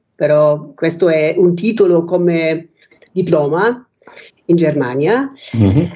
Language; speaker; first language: Italian; non-native, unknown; German